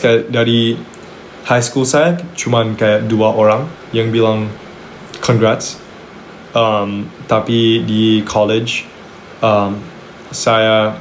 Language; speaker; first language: Indonesian; non-native, local second language; English